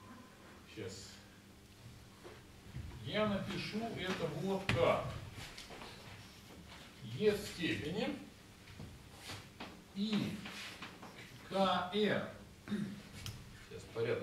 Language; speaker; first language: Russian; native; Russian